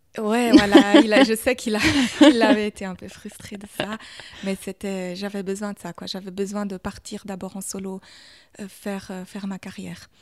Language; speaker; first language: French; early bilingual, other home language; German